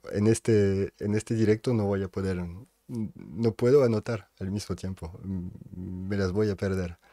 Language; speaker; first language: Spanish; non-native, fluent; French